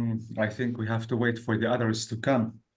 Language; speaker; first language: English; non-native, fluent; Arabic